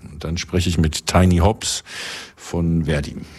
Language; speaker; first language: German; native; German